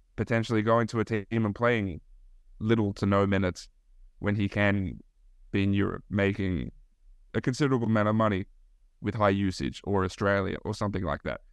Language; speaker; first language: English; early bilingual, other home language; Turkish